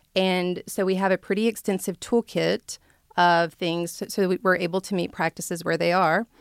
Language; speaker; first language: English; native; English